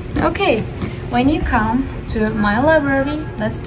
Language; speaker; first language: English; non-native, learner; Turkish